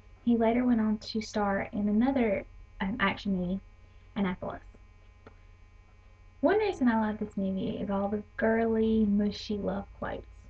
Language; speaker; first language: English; native; English